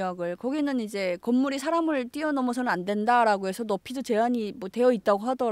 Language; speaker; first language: Korean; native; Korean